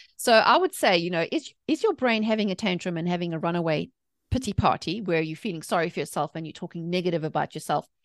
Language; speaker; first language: English; native; English